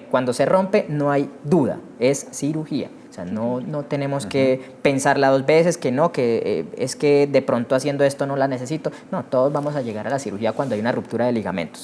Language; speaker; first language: Spanish; native; Spanish